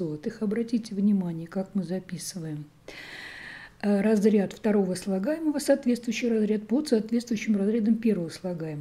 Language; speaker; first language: Russian; native; Russian